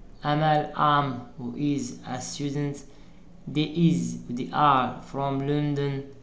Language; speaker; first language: English; non-native, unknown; Arabic